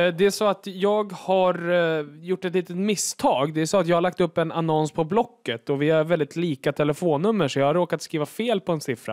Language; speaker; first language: Swedish; native; Swedish